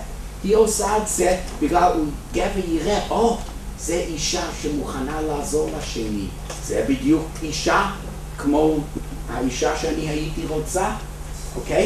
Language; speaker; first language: Hebrew; non-native, fluent; English